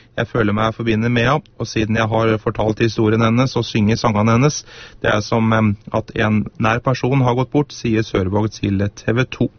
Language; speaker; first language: Norwegian; native; Norwegian